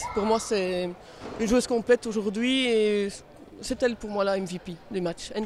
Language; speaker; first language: French; native; French